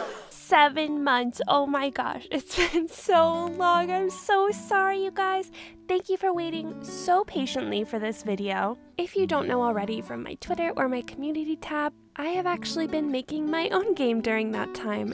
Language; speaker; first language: English; native; English